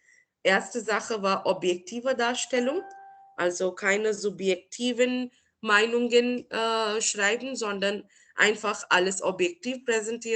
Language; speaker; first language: German; non-native, fluent; Marathi